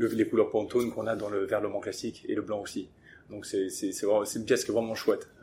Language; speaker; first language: French; early bilingual, other home language; English